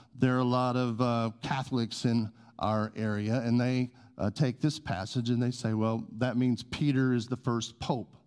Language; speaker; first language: English; native; English